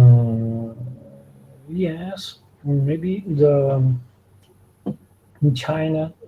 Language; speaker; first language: English; non-native, learner; Chinese